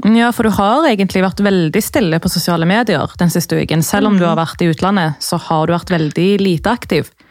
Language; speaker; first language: Norwegian; early bilingual, other home language; Arabic